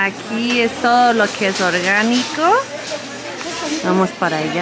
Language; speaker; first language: Spanish; non-native, fluent; English